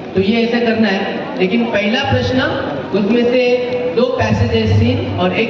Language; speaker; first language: Hindi; non-native, local second language; Marathi